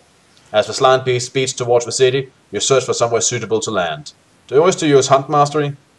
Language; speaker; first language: English; native; English